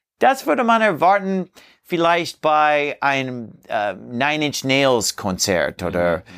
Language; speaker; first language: German; non-native, learner; English